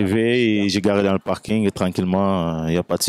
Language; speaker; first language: French; non-native, fluent; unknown